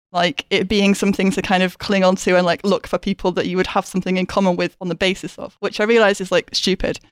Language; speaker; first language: English; native; English